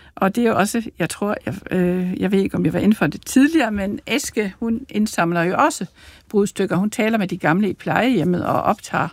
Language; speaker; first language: Danish; early bilingual, heritage; Danish